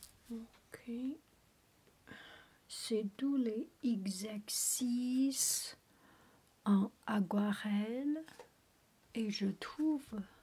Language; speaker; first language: French; non-native, learner; Chinese